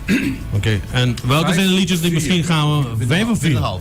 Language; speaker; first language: Dutch; non-native, local second language; Papiamento